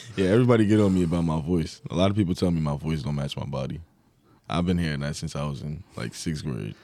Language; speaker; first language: English; native; English